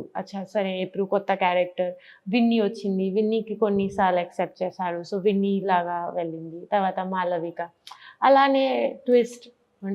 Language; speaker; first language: Telugu; non-native, learner; Bangla